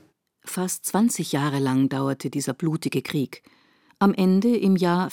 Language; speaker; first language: German; native; German